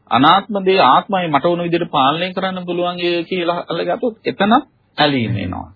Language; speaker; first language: Sinhala; native; Sinhala